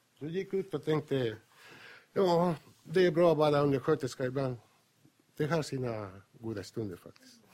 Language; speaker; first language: Swedish; non-native, fluent; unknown